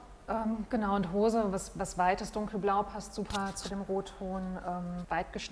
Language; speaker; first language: German; native; German